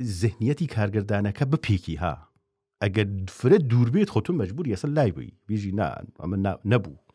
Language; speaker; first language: Central Kurdish; native; Central Kurdish